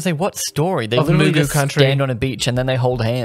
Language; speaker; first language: English; native; English